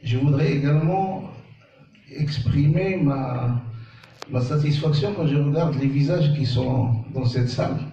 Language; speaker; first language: French; non-native, local second language; Arabic